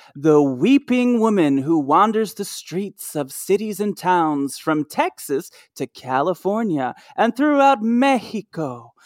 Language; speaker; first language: English; native; English